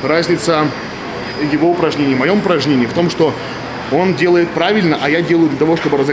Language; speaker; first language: Russian; native; Russian